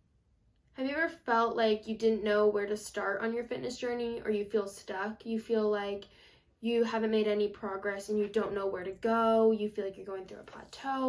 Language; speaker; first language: English; native; English